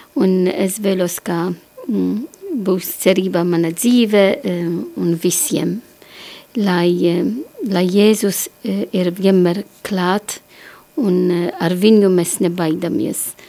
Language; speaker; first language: Latvian; non-native, learner; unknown